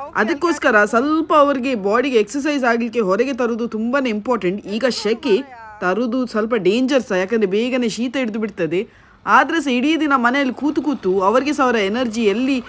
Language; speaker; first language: Kannada; native; Kannada